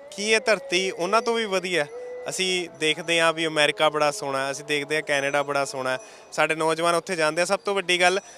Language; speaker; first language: Punjabi; native; Punjabi